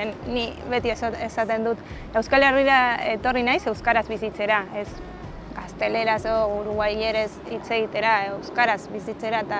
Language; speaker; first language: Basque; non-native, fluent; Spanish